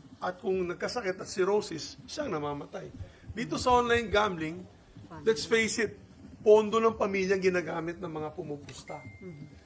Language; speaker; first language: Filipino; non-native, local second language; Cebuano